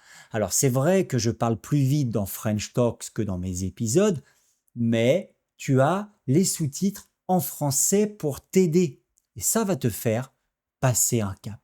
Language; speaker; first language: French; native; French